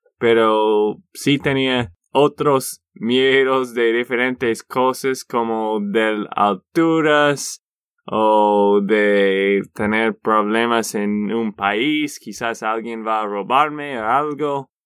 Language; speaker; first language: Spanish; non-native, learner; English